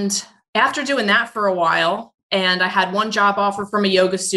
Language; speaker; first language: English; native; English